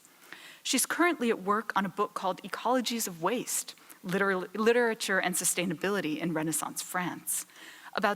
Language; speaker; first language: English; native; English